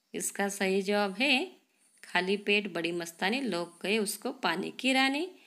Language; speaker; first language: Hindi; non-native, local second language; Marathi